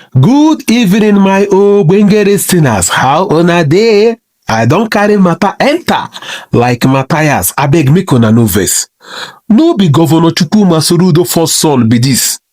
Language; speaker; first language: Nigerian Pidgin; non-native, local second language; Igbo